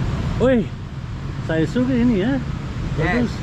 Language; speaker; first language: Indonesian; non-native, learner; English